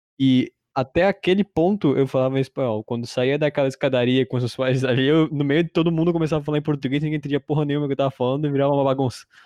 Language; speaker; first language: Portuguese; early bilingual, heritage; Portuguese